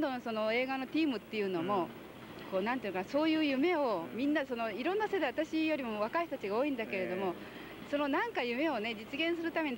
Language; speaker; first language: Japanese; native; Japanese